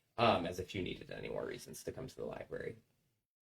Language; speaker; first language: English; native; English